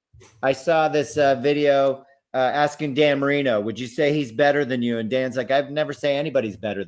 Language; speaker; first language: English; native; English